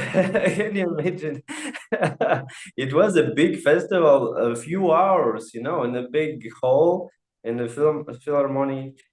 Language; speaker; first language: English; non-native, fluent; Russian